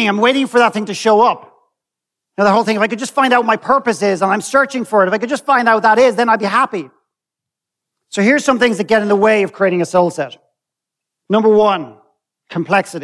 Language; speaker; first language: English; native; English